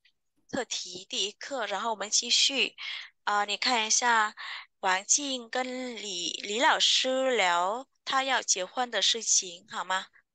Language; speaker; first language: Chinese; non-native, fluent; Vietnamese